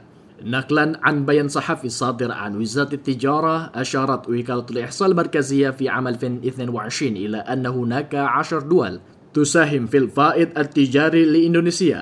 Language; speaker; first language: Arabic; non-native, fluent; Indonesian